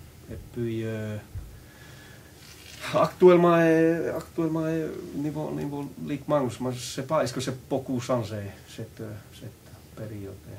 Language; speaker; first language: French; non-native, learner; Finnish